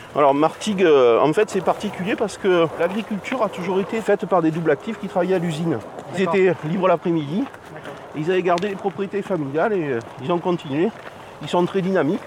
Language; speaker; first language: French; native; French